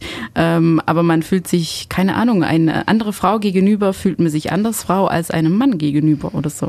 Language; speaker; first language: German; non-native, fluent; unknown